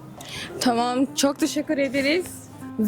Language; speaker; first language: Turkish; non-native, learner; Urdu